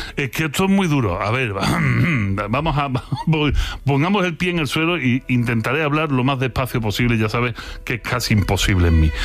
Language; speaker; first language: Spanish; native; Spanish